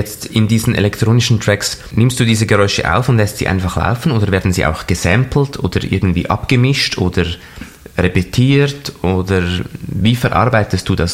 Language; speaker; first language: German; native; German